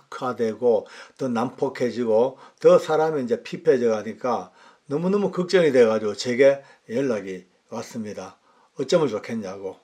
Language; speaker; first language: Korean; native; Korean